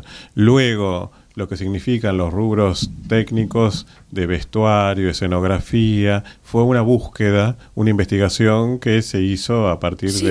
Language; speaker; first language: Spanish; native; Spanish